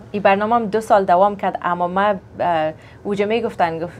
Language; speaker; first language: Persian; early bilingual, other home language; English